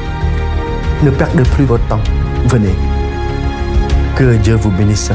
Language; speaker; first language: French; non-native, fluent; Khmer